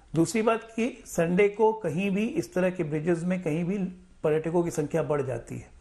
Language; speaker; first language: Hindi; native; Hindi